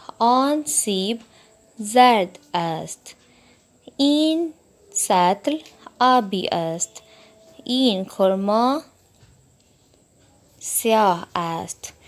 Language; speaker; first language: Persian; non-native, fluent; Urdu